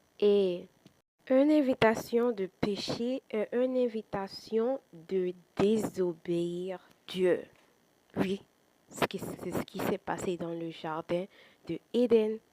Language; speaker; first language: French; non-native, fluent; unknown